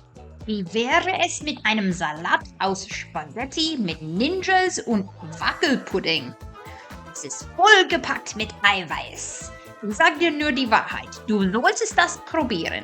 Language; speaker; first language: German; non-native, fluent; English